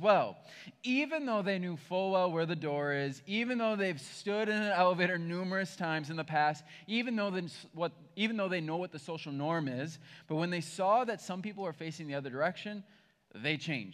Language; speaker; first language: English; native; English